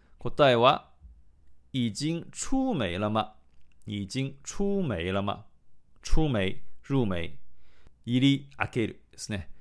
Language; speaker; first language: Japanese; non-native, fluent; Chinese